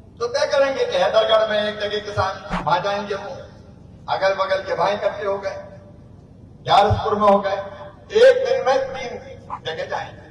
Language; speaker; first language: Hindi; native; Hindi